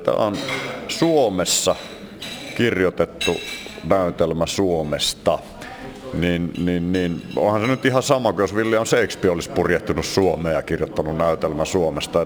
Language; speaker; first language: Finnish; native; Finnish